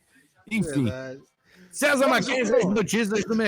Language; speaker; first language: Portuguese; native; Portuguese